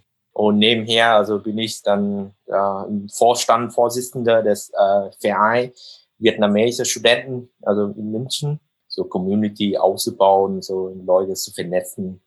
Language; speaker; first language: German; non-native, fluent; Vietnamese